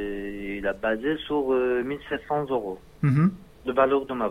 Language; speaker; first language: French; non-native, learner; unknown